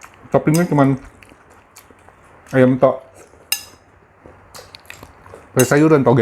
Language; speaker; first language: Indonesian; native; Indonesian